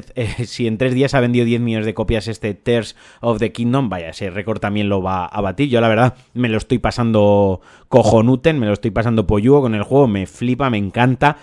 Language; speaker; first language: Spanish; native; Spanish